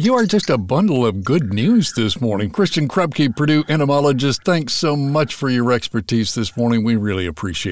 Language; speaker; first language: English; native; English